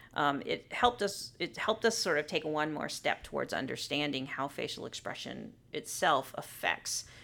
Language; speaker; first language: English; native; English